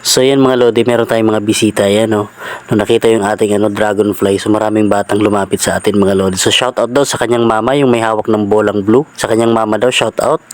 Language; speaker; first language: Filipino; non-native, local second language; Bikol